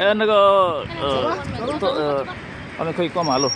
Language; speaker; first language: Chinese; non-native, fluent; Bangla